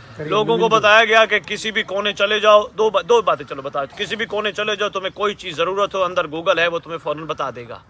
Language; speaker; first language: Urdu; non-native, local second language; Punjabi